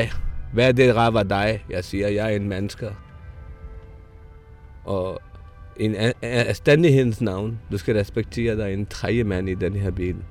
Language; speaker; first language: Danish; non-native, fluent; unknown